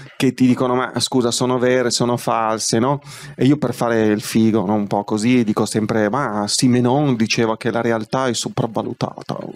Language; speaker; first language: Italian; native; Italian